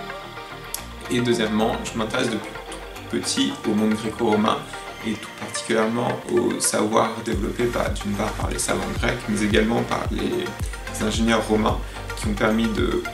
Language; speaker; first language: French; native; French